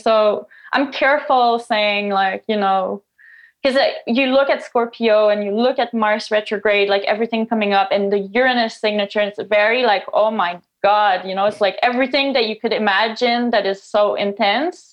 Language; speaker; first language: English; non-native, fluent; French